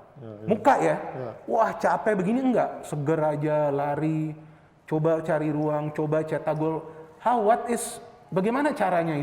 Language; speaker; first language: Indonesian; native; Indonesian